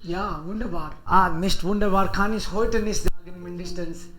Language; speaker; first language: German; non-native, fluent; Hindi